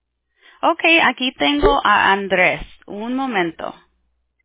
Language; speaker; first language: Spanish; early bilingual, heritage; Spanish